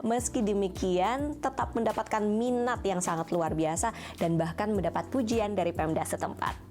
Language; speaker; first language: Indonesian; native; Indonesian